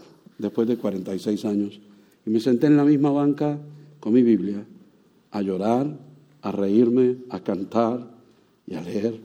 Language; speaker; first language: Spanish; native; Spanish